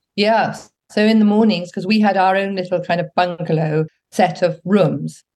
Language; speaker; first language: English; native; English